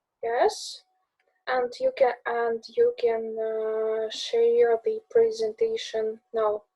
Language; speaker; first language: English; non-native, learner; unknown